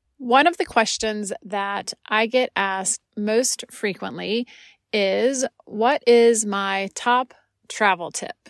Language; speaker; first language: English; native; English